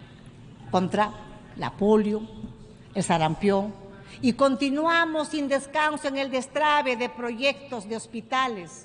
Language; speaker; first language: Spanish; native; Spanish